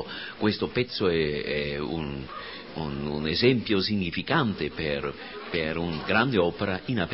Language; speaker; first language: Italian; non-native, fluent; German